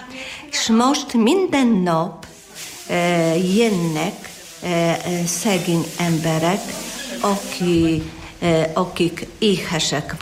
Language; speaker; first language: Hungarian; non-native, learner; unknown